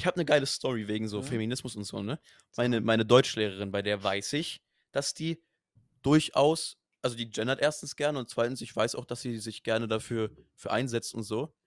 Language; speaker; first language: German; native; German